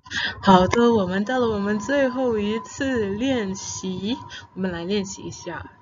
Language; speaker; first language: Chinese; non-native, fluent; English